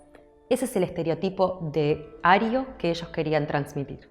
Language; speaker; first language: Spanish; native; Spanish